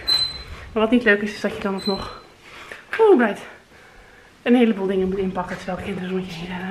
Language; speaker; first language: Dutch; native; Dutch